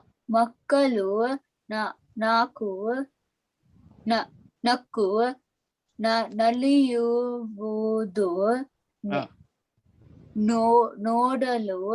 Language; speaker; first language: Kannada; early bilingual, heritage; English